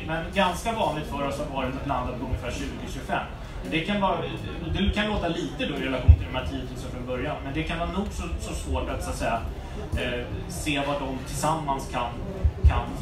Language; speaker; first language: Swedish; native; Swedish